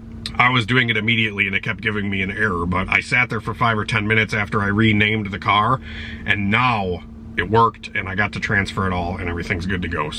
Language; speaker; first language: English; native; English